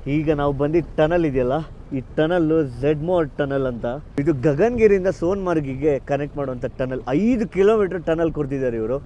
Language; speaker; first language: Kannada; native; Kannada